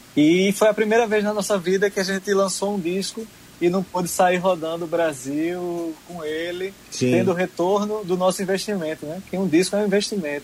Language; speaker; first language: Portuguese; native; Portuguese